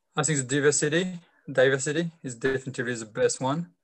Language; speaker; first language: English; non-native, fluent; French